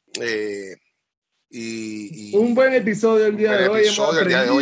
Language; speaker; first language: Spanish; native; Spanish